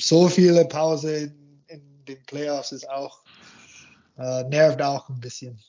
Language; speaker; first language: German; non-native, fluent; English